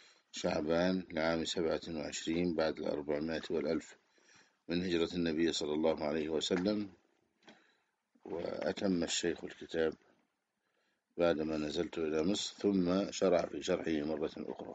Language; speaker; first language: Arabic; native; Arabic